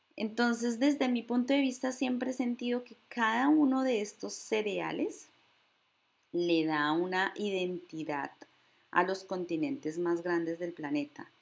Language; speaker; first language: Spanish; native; Spanish